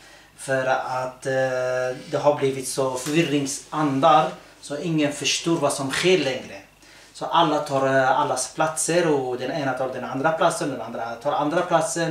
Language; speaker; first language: Swedish; early bilingual, other home language; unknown